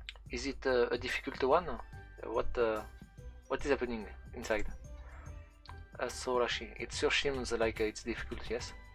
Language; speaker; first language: English; non-native, fluent; French